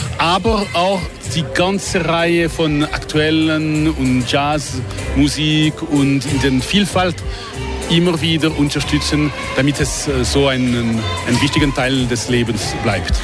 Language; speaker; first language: German; non-native, local second language; French